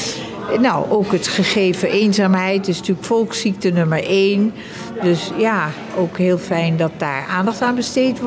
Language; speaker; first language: Dutch; native; Dutch